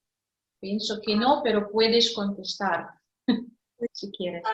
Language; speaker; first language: Spanish; non-native, fluent; Russian